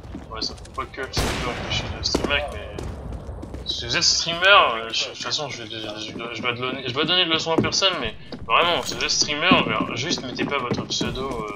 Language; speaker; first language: French; native; French